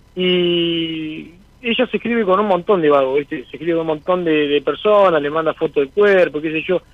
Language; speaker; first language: Spanish; native; Spanish